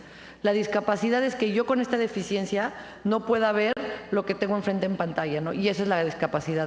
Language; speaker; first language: Spanish; native; Spanish